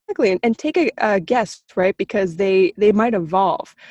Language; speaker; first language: English; native; English